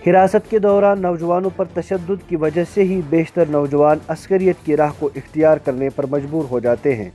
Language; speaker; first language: Urdu; non-native, local second language; Kashmiri